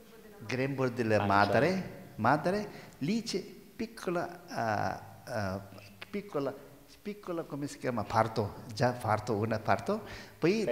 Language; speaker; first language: Italian; non-native, learner; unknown